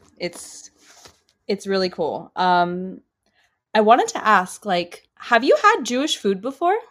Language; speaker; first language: English; early bilingual, other home language; Japanese